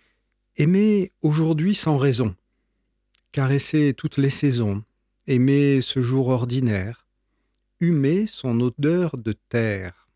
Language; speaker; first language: French; native; French